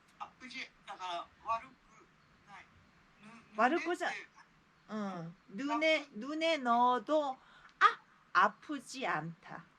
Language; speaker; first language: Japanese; non-native, fluent; Korean